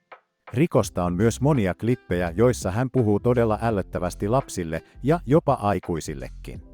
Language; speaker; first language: Finnish; native; Finnish